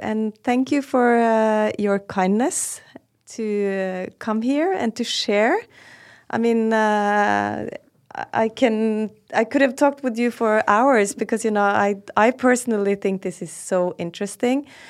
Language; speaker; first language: English; non-native, fluent; Norwegian